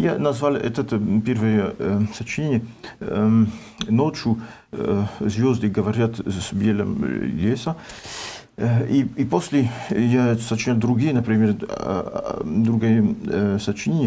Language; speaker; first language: Russian; non-native, learner; French